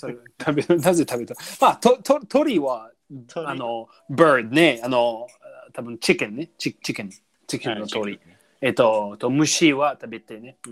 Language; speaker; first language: Japanese; non-native, learner; English